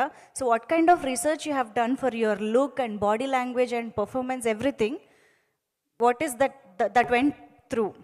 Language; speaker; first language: Telugu; native; Telugu